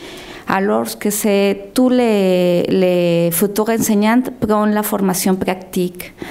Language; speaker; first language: French; non-native, fluent; Spanish